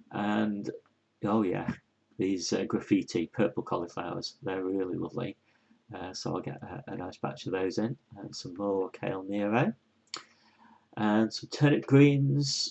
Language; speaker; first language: English; native; English